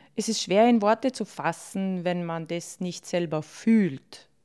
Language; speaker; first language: German; early bilingual, other home language; Bosnian